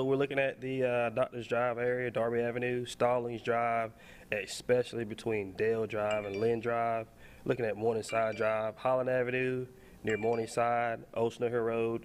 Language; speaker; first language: English; native; English